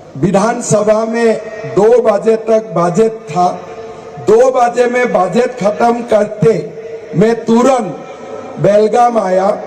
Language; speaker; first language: Hindi; non-native, local second language; Assamese